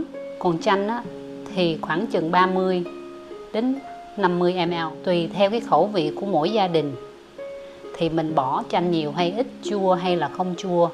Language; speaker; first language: Vietnamese; native; Vietnamese